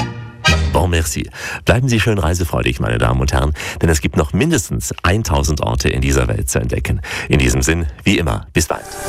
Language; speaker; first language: German; native; German